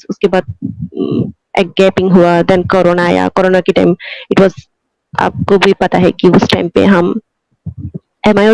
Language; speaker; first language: Hindi; non-native, local second language; Bangla